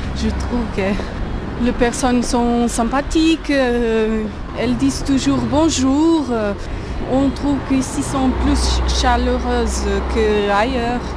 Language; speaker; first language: French; non-native, learner; Portuguese